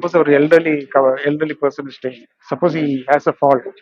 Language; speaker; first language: English; non-native, local second language; Tamil